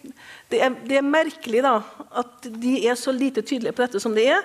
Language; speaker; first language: Norwegian; native; Norwegian